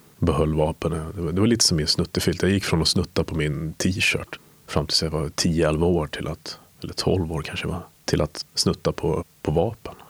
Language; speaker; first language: Swedish; native; Swedish